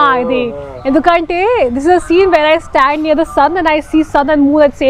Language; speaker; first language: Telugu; non-native, fluent; Hindi